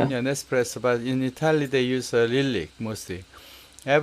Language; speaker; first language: English; non-native, learner; Korean